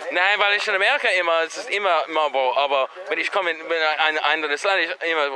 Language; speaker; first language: German; non-native, learner; English